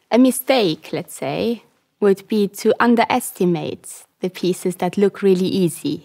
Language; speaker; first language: English; non-native, fluent; Luxembourgish